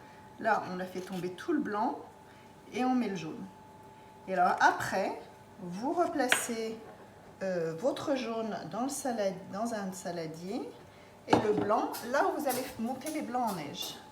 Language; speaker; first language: French; native; French